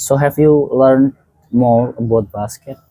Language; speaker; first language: English; non-native, fluent; Indonesian